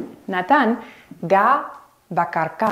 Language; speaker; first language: Hebrew; non-native, fluent; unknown